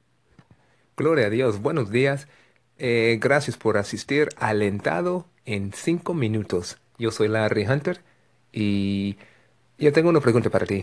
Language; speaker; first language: Spanish; non-native, fluent; English